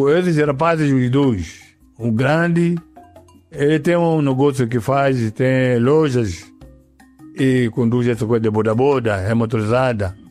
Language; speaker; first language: Portuguese; non-native, local second language; Yao